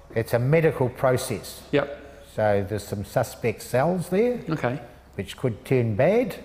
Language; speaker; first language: English; native; English